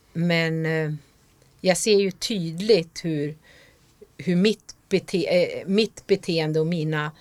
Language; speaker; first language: Swedish; native; Swedish